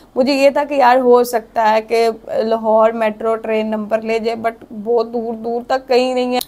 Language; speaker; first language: Urdu; non-native, local second language; Punjabi